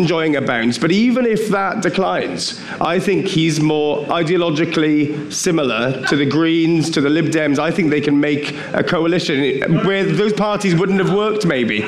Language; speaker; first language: English; native; English